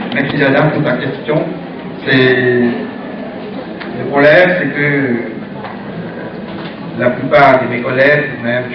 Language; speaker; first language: French; non-native, fluent; Thai